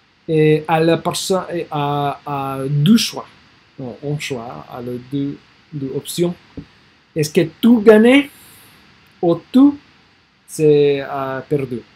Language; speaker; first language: French; non-native, learner; English